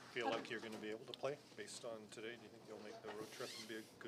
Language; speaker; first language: English; native; English